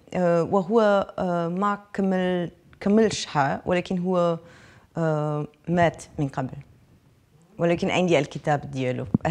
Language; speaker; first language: Arabic; non-native, fluent; Azerbaijani